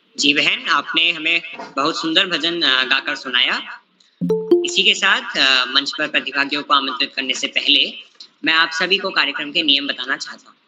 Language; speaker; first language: Hindi; native; Hindi